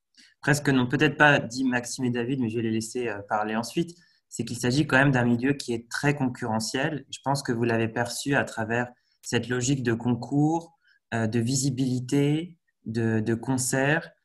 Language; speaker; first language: French; native; French